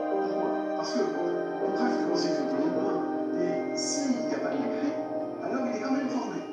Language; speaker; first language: French; native; French